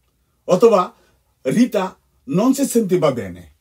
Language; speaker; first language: Italian; non-native, fluent; Bangla